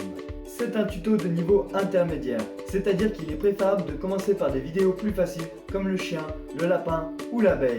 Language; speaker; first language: French; native; French